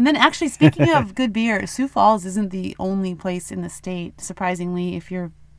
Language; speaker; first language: English; native; English